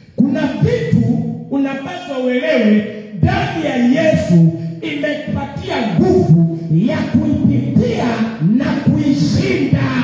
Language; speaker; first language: Swahili; non-native, local second language; Luyia